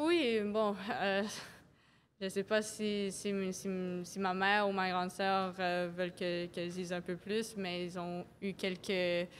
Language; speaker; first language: French; non-native, local second language; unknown